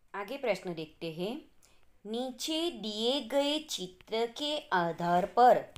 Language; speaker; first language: Hindi; non-native, local second language; Gujarati